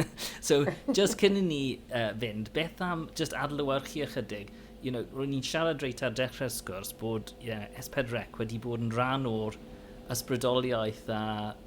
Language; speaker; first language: Welsh; non-native, local second language; English